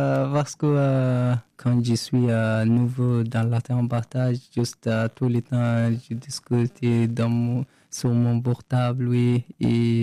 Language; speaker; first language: French; non-native, learner; Arabic